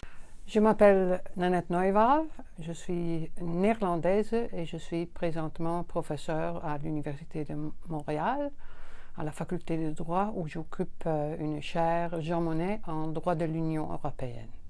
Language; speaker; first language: French; non-native, fluent; Dutch